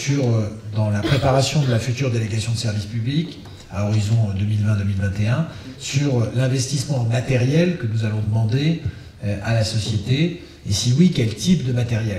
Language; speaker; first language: French; native; French